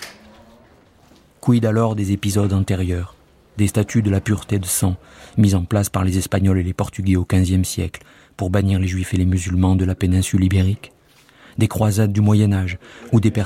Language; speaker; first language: French; native; French